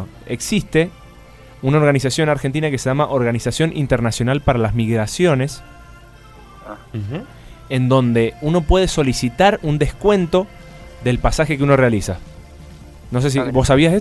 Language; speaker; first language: Spanish; native; Spanish